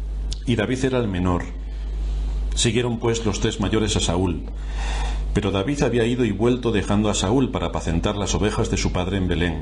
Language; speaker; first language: Spanish; native; Spanish